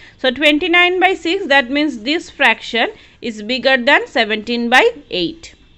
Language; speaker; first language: English; non-native, local second language; Bangla